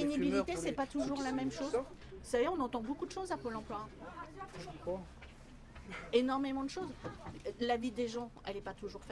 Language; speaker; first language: French; native; French